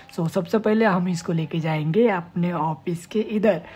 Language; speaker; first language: Hindi; non-native, local second language; Marathi